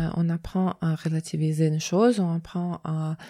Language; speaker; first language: French; non-native, fluent; Russian